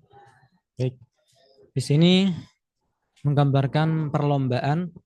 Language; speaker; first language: Indonesian; native; Indonesian